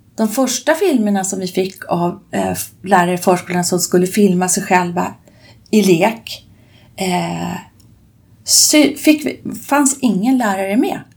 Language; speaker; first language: Swedish; native; Swedish